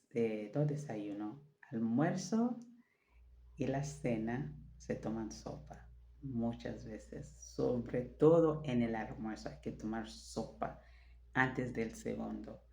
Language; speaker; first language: Spanish; non-native, fluent; French